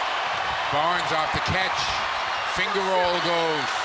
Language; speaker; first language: English; native; English